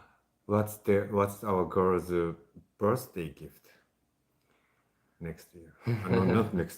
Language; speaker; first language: English; non-native, fluent; Japanese